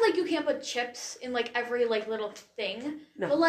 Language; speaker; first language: English; native; English